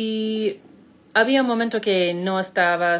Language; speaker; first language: Spanish; non-native, fluent; English